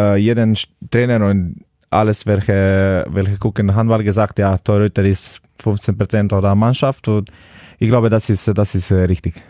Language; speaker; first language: German; non-native, learner; Slovenian